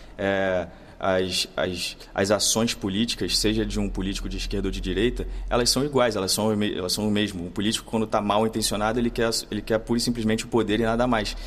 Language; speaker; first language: Portuguese; native; Portuguese